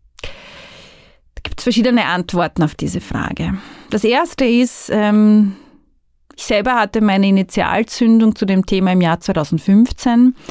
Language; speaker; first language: German; native; German